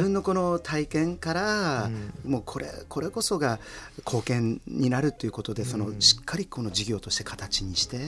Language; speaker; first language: Japanese; native; Japanese